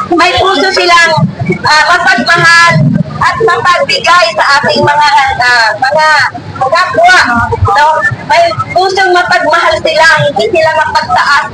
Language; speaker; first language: Filipino; native; Filipino